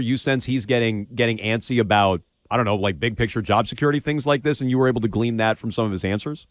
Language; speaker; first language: English; native; English